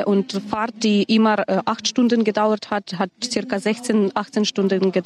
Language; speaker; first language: German; non-native, fluent; Ukrainian